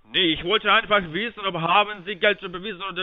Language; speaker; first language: German; non-native, fluent; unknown